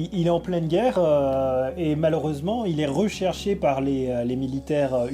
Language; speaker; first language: French; native; French